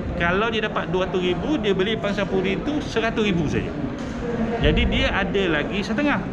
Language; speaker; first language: Malay; native; Malay